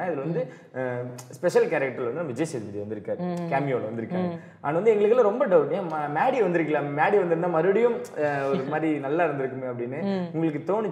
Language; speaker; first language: Tamil; native; Tamil